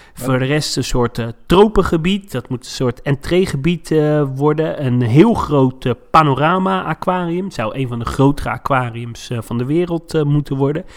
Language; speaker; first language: Dutch; native; Dutch